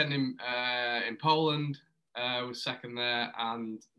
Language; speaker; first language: English; native; English